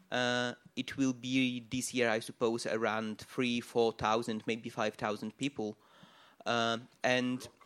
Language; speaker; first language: English; non-native, fluent; Polish